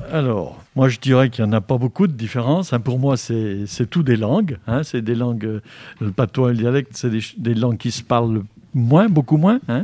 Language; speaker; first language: French; native; French